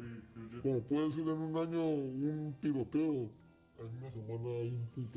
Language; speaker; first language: Spanish; native; Spanish